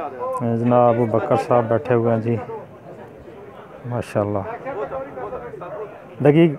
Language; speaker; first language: Hindi; non-native, local second language; Punjabi